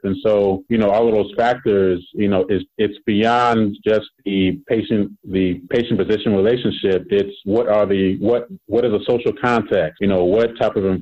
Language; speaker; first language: English; native; English